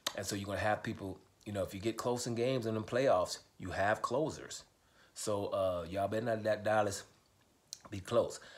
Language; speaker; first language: English; native; English